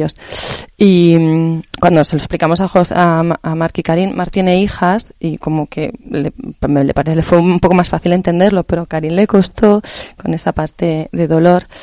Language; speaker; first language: Spanish; native; Spanish